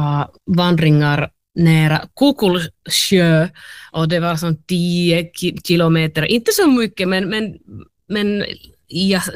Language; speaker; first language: Swedish; non-native, learner; Finnish